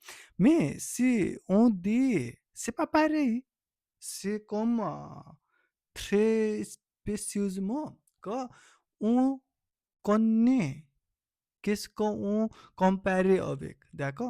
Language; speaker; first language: French; non-native, learner; Nepali